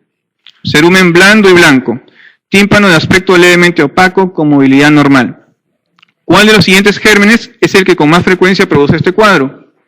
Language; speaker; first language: Spanish; native; Spanish